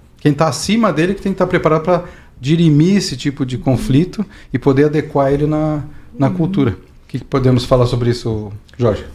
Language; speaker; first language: Portuguese; native; Portuguese